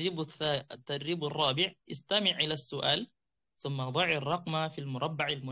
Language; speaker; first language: Arabic; non-native, fluent; Indonesian